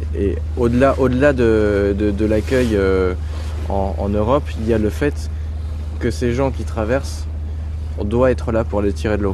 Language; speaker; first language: French; native; French